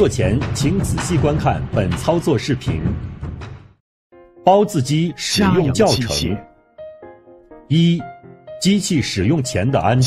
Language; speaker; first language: Chinese; native; Chinese